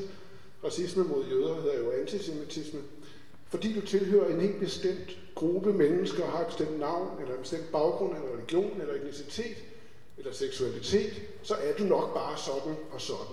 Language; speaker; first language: Danish; native; Danish